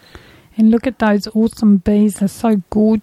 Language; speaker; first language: English; native; English